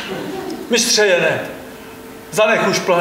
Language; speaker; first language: Czech; native; Czech